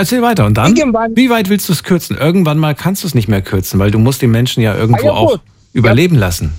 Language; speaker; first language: German; native; German